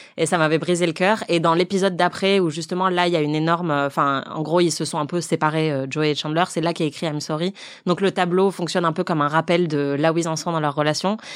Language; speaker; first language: French; native; French